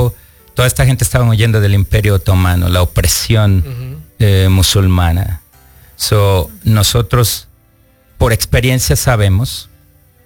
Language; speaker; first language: Spanish; native; Spanish